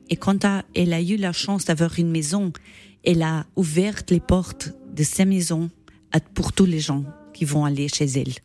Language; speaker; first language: French; non-native, learner; Portuguese